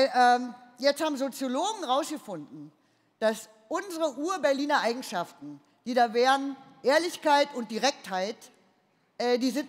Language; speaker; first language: German; native; German